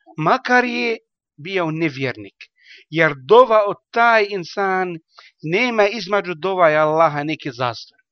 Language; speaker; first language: Bosnian; non-native, learner; Arabic